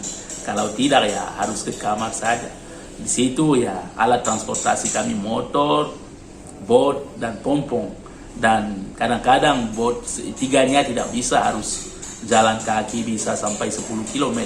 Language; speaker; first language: Indonesian; non-native, learner; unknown